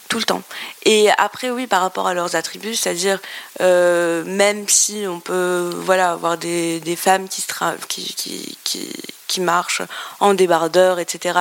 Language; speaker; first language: French; non-native, local second language; Arabic